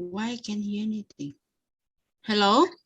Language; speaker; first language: English; non-native, fluent; Vietnamese